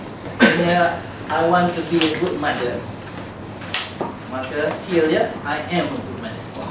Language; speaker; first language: English; non-native, local second language; Malay